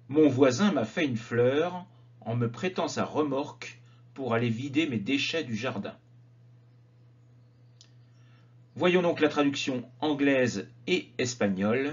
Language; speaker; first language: French; native; French